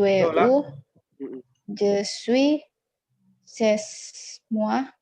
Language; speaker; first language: French; non-native, learner; Indonesian